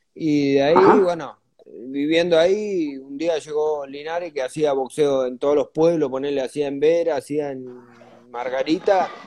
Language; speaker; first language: Spanish; native; Spanish